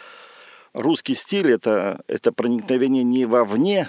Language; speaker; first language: Russian; native; Russian